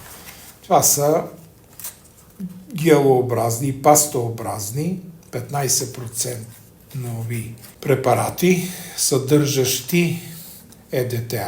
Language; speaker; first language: Bulgarian; native; Bulgarian